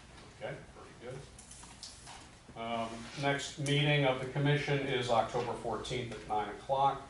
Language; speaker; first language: English; native; English